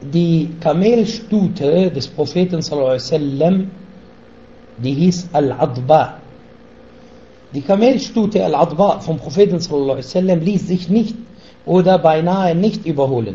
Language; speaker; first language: German; non-native, fluent; Arabic